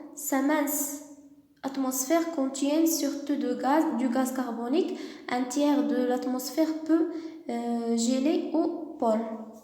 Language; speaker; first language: French; non-native, local second language; Arabic